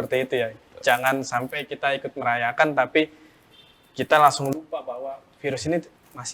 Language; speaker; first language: Indonesian; native; Indonesian